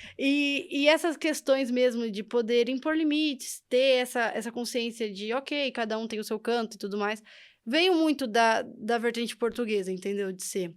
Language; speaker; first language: Portuguese; native; Portuguese